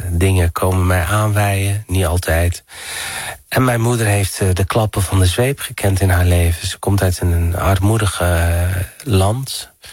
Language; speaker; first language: Dutch; early bilingual, other home language; Arabic